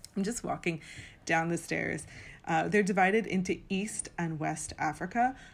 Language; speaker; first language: English; native; English